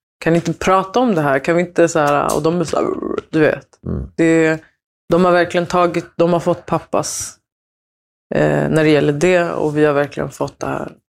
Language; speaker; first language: Swedish; early bilingual, other home language; Spanish